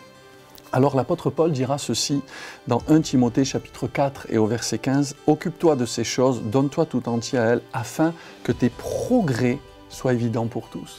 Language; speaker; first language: French; native; French